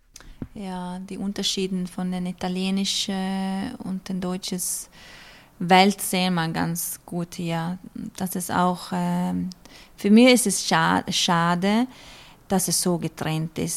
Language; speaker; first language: German; non-native, learner; Norwegian